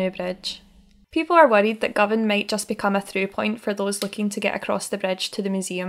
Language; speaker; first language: English; native; English